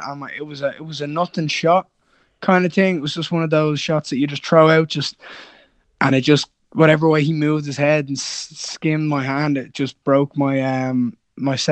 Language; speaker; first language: English; native; English